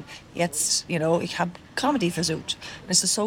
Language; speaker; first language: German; non-native, learner; English